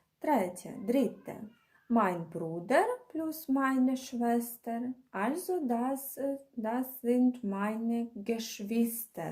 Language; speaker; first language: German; non-native, fluent; Ukrainian